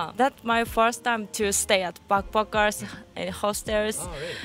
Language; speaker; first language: English; non-native, fluent; Japanese